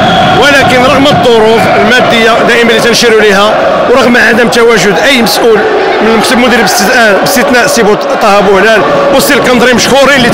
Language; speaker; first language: Arabic; native; Arabic